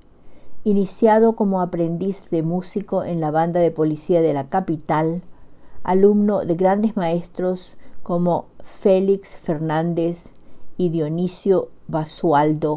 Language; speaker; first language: Spanish; native; Spanish